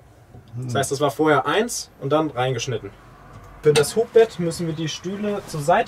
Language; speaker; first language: German; native; German